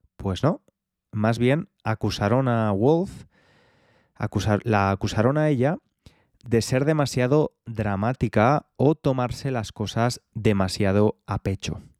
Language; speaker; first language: Spanish; native; Spanish